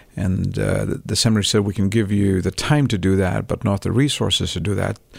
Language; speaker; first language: English; non-native, local second language; Tamil